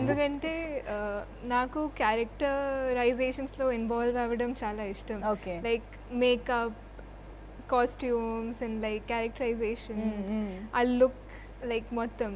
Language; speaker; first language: Telugu; non-native, local second language; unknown